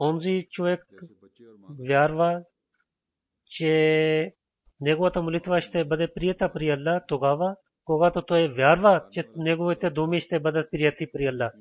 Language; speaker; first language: Bulgarian; non-native, fluent; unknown